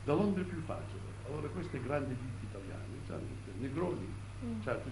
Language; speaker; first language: Italian; early bilingual, heritage; Italian